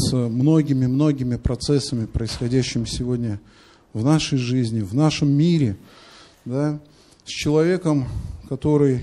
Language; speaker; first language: Russian; native; Russian